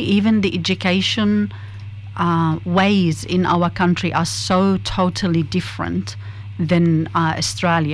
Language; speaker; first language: English; non-native, fluent; Arabic